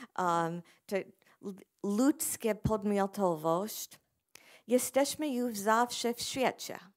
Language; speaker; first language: Polish; non-native, fluent; English